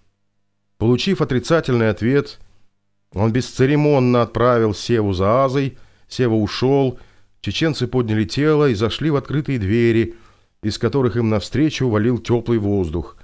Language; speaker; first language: Russian; native; Russian